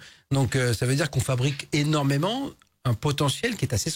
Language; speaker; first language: French; native; French